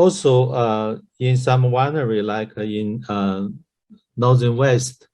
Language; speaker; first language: English; non-native, learner; Chinese